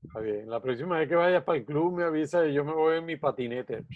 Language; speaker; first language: Spanish; native; Spanish